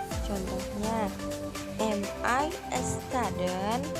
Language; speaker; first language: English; non-native, fluent; Indonesian